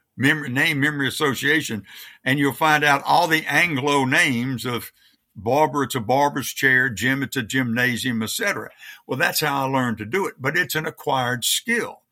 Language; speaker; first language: English; native; English